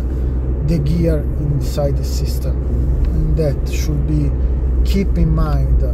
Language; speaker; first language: English; non-native, learner; Italian